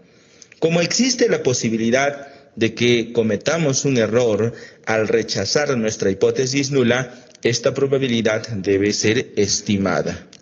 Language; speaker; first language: Spanish; native; Spanish